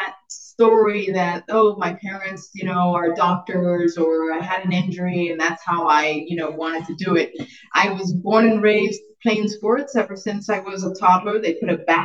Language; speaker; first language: English; native; English